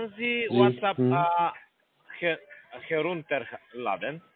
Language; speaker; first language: German; non-native, learner; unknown